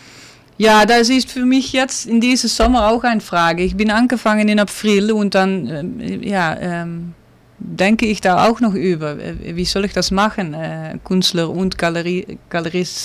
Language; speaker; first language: German; non-native, learner; Dutch